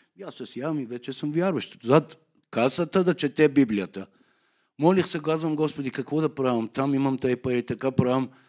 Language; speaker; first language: Bulgarian; non-native, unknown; Persian